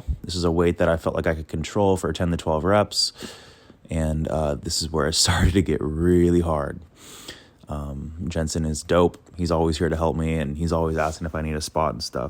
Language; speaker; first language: English; native; English